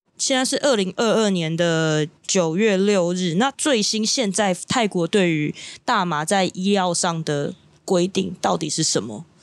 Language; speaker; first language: Chinese; native; Chinese